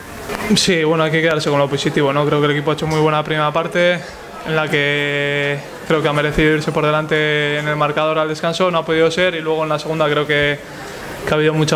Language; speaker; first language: Spanish; native; Spanish